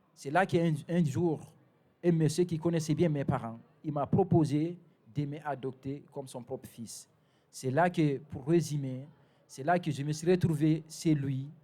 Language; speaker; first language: French; non-native, fluent; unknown